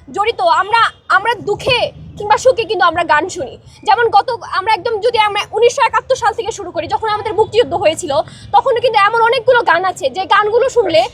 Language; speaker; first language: Bangla; non-native, local second language; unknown